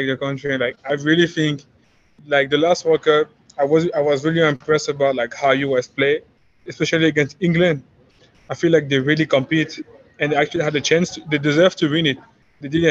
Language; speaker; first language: English; non-native, fluent; French